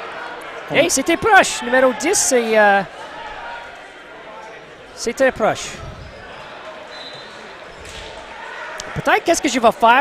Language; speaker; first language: French; non-native, local second language; English